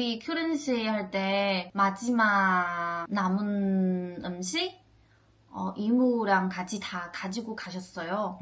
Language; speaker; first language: Korean; non-native, learner; Chinese